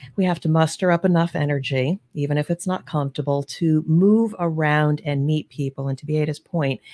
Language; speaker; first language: English; native; English